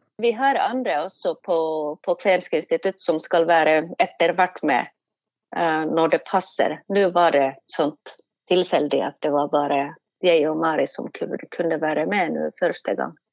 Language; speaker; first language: Norwegian; non-native, fluent; Finnish